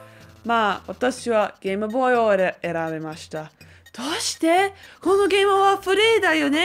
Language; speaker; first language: Japanese; non-native, learner; English